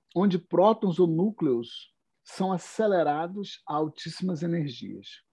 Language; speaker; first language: Portuguese; native; Portuguese